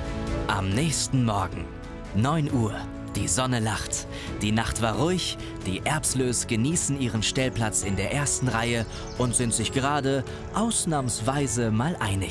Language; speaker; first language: German; native; German